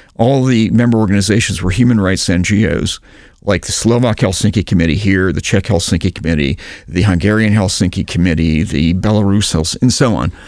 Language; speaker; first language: English; native; English